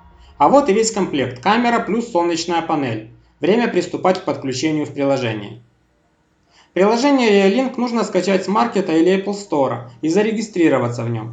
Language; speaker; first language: Russian; native; Russian